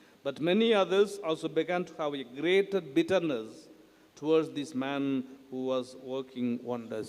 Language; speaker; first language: English; non-native, local second language; Tamil